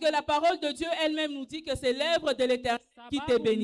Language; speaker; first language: French; non-native, local second language; Swahili